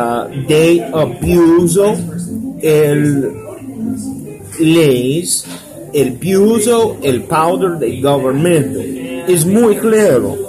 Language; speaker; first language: Spanish; non-native, learner; English